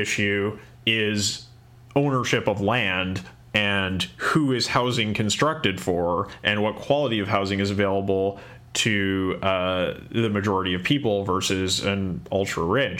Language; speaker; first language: English; native; English